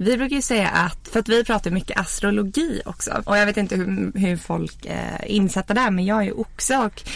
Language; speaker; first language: Swedish; native; Swedish